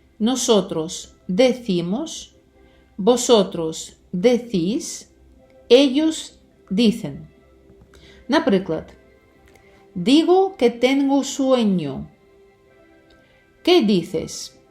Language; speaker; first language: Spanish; non-native, fluent; Ukrainian